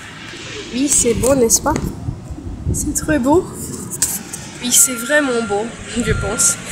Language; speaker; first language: French; non-native, learner; Portuguese